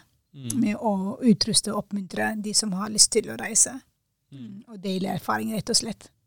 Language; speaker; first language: Norwegian; non-native, fluent; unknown